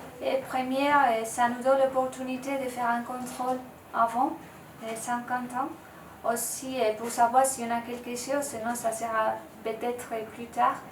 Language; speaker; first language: French; non-native, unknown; Spanish